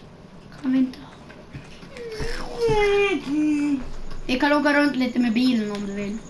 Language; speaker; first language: Swedish; native; Swedish